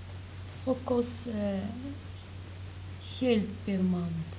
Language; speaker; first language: Dutch; non-native, learner; Arabic